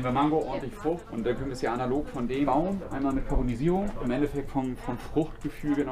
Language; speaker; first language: German; native; German